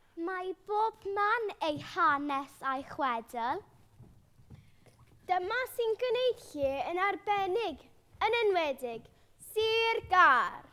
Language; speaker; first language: Welsh; native; Welsh